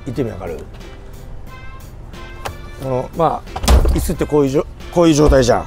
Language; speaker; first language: Japanese; native; Japanese